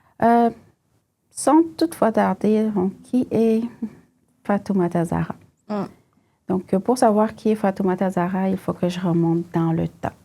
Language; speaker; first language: French; non-native, local second language; Fula